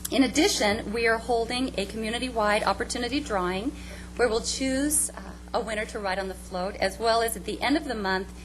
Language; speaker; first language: English; native; English